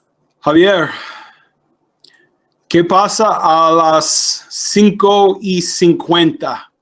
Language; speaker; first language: Spanish; non-native, learner; English